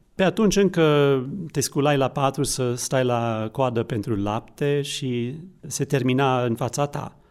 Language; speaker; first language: Romanian; non-native, fluent; English